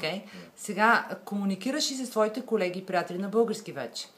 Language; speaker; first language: Bulgarian; native; Bulgarian